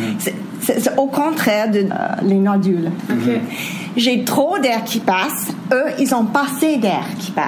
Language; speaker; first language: French; non-native, fluent; English